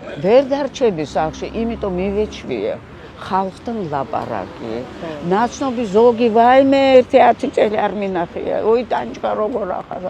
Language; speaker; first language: Georgian; non-native, local second language; Russian